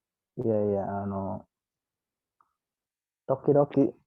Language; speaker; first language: Japanese; non-native, learner; Indonesian